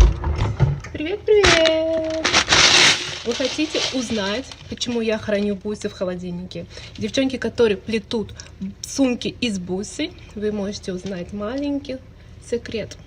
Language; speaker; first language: Russian; non-native, fluent; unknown